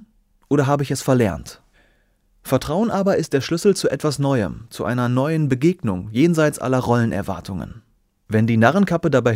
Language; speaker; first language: German; native; German